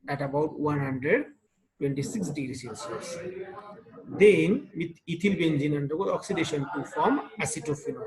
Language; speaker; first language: English; non-native, local second language; Marathi